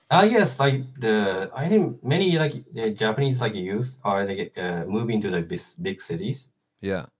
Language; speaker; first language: English; non-native, fluent; Japanese